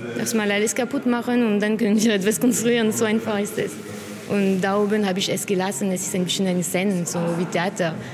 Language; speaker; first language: German; non-native, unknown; French